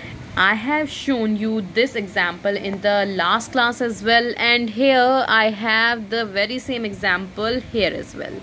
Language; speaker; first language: English; non-native, local second language; Hindi